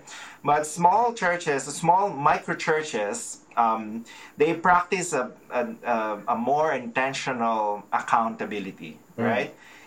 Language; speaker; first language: English; non-native, local second language; Filipino